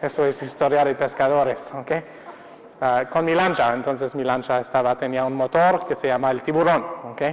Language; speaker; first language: Spanish; non-native, fluent; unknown